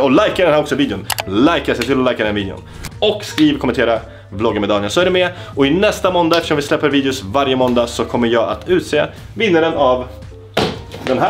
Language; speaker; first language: Swedish; native; Swedish